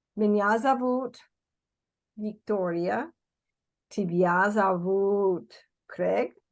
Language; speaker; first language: Russian; non-native, fluent; English